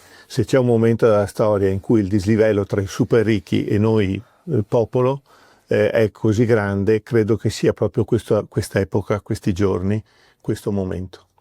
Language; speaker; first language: Italian; native; Italian